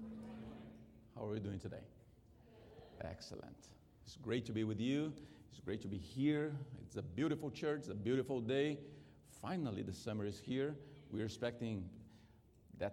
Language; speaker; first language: English; non-native, fluent; Portuguese